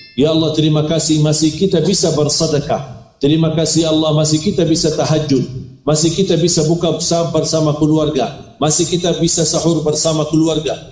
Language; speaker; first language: Malay; non-native, fluent; Arabic